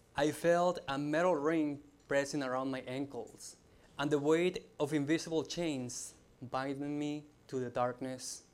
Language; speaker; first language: English; non-native, fluent; Spanish